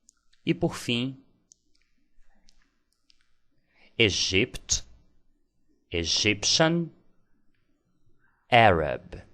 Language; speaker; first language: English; non-native, fluent; Portuguese